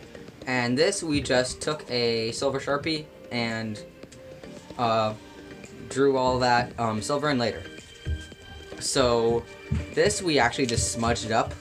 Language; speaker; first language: English; native; English